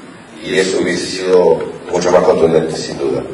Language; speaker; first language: Spanish; native; Spanish